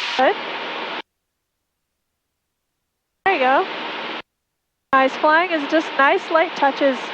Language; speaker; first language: English; native; English